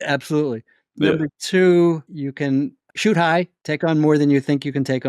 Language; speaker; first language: English; native; English